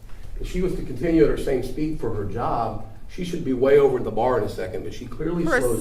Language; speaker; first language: English; native; English